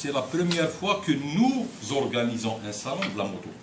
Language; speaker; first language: French; non-native, local second language; Arabic